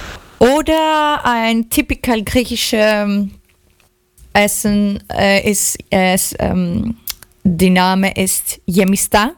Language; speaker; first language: German; non-native, learner; Greek